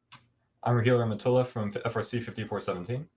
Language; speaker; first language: English; native; English